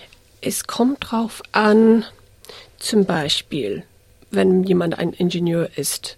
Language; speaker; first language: German; non-native, fluent; English